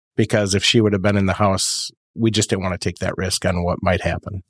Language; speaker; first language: English; native; English